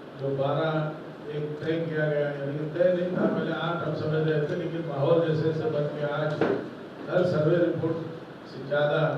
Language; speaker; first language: Hindi; non-native, local second language; Marathi